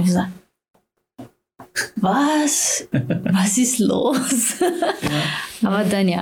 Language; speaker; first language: German; non-native, learner; Slovenian